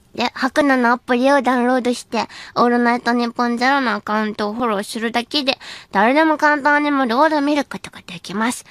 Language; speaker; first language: Japanese; native; Japanese